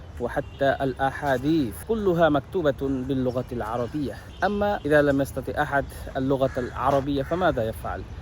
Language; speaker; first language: Arabic; non-native, fluent; Bangla